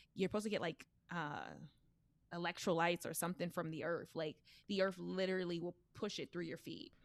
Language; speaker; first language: English; native; English